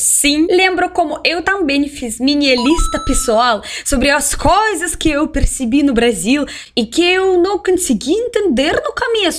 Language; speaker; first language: Portuguese; non-native, fluent; Russian